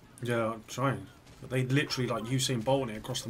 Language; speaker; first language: English; native; English